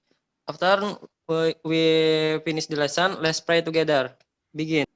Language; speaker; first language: English; non-native, learner; Indonesian